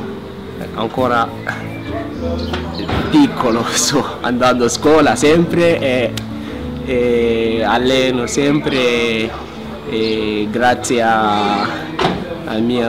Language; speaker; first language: Italian; non-native, learner; Hausa